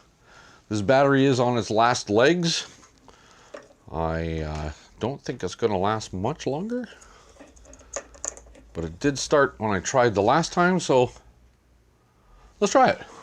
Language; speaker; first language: English; native; English